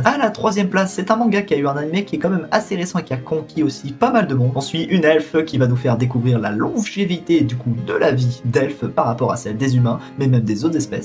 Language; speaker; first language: French; native; French